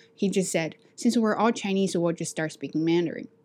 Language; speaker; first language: English; non-native, fluent; Chinese